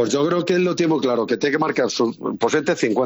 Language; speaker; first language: Spanish; native; Spanish